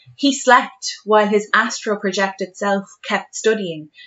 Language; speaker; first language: English; native; English